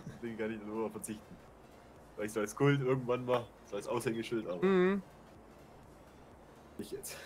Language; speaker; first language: German; native; German